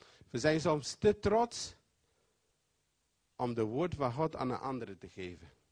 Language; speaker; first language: Dutch; non-native, fluent; Papiamento